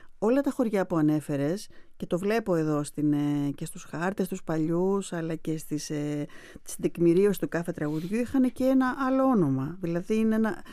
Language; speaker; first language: Greek; native; Greek